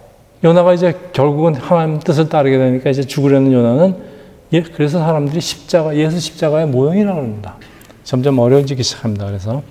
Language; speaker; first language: Korean; native; Korean